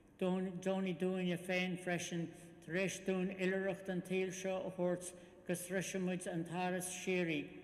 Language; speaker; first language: Irish; non-native, local second language; English